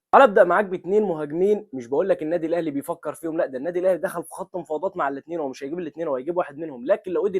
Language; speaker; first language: Arabic; native; Arabic